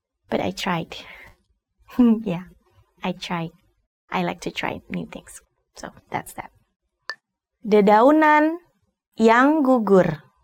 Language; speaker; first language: English; non-native, fluent; Indonesian